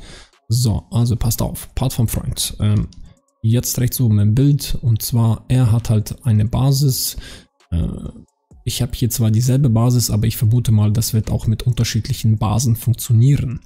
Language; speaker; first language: German; native; German